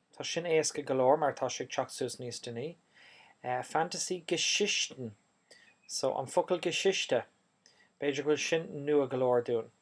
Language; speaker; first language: Irish; native; Irish